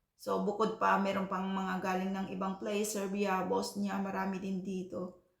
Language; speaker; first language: Filipino; non-native, local second language; Cebuano